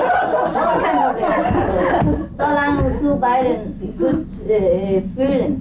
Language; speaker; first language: German; non-native, learner; Vietnamese